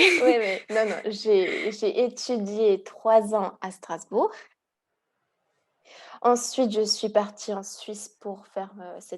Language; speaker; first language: French; early bilingual, heritage; Hungarian